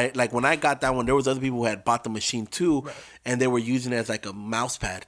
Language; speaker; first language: English; native; English